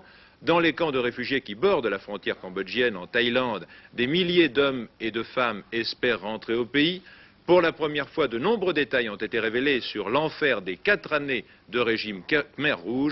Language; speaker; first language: French; native; French